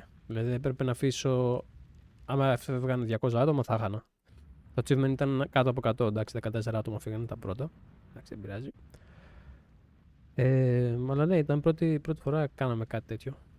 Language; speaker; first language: Greek; native; Greek